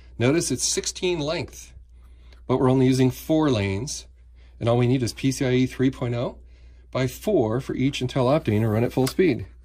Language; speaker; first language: English; native; English